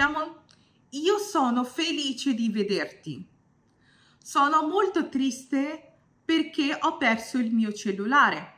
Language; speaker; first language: Italian; non-native, fluent; Bangla